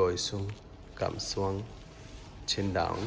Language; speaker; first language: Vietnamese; non-native, learner; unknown